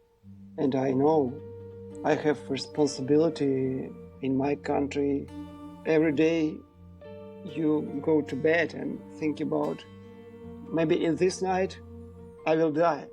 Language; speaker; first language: English; non-native, learner; Ukrainian